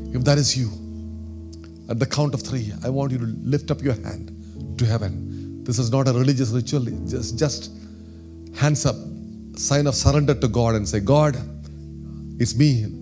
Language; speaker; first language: English; non-native, local second language; Malayalam